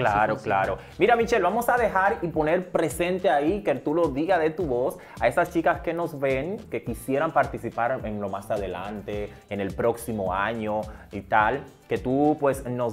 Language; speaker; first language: Spanish; native; Spanish